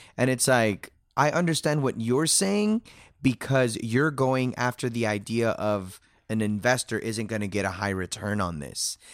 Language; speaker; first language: English; early bilingual, other home language; Spanish